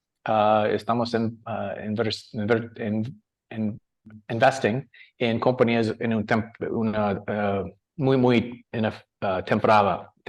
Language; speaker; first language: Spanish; non-native, learner; English